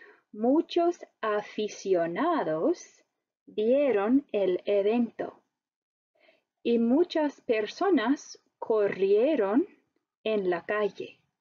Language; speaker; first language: Spanish; non-native, fluent; English